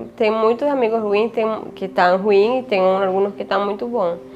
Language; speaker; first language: Portuguese; non-native, learner; Spanish